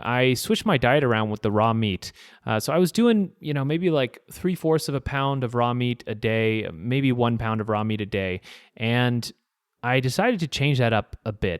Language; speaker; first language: English; native; English